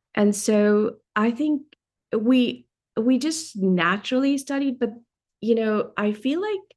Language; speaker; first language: English; non-native, local second language; Hindi